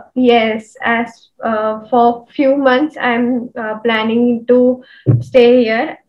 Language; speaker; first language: English; non-native, local second language; Marathi